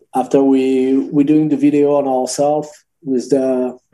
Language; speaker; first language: English; non-native, learner; French